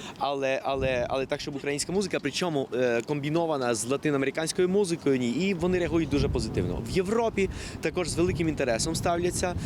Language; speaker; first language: Ukrainian; non-native, fluent; Spanish